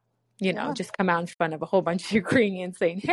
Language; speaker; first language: English; non-native, fluent; Ukrainian